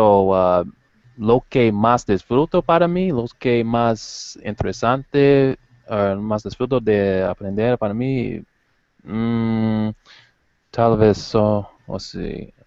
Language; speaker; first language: Spanish; non-native, learner; English